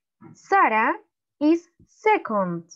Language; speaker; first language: English; non-native, learner; Spanish